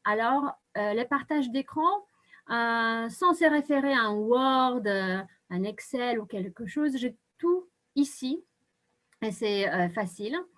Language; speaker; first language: French; non-native, fluent; Polish